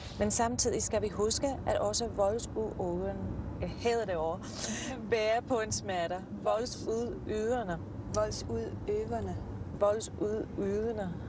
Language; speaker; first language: Danish; non-native, fluent; English